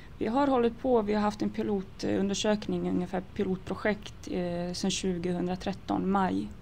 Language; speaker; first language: Swedish; early bilingual, other home language; Croatian